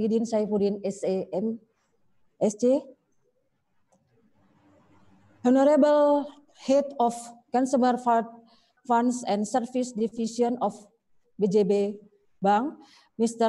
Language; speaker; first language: English; non-native, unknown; Indonesian